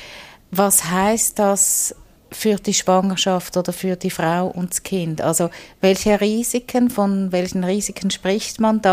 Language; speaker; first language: German; native; German